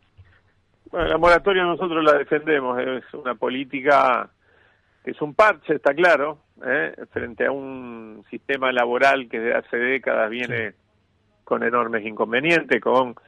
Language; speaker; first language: Spanish; native; Spanish